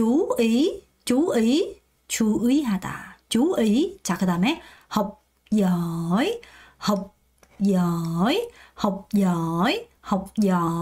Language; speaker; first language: Vietnamese; non-native, fluent; Korean